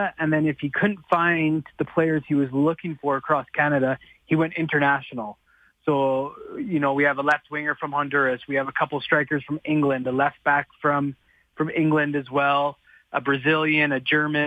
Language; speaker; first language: English; native; English